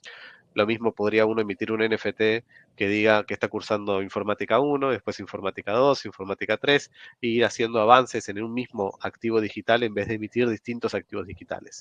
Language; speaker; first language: Spanish; native; Spanish